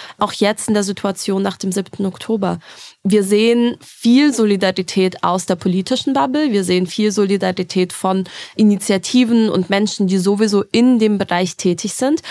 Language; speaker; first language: German; early bilingual, other home language; Russian